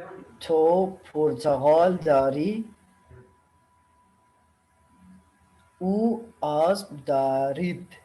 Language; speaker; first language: Persian; non-native, learner; Urdu